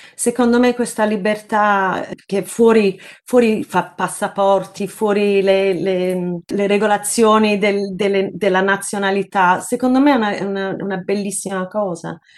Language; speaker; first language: Italian; early bilingual, heritage; Italian